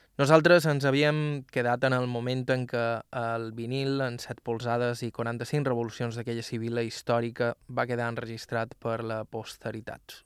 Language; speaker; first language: Catalan; native; Catalan